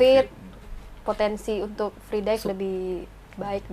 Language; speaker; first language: Indonesian; native; Indonesian